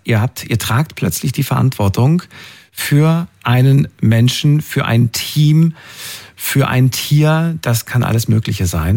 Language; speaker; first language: German; native; German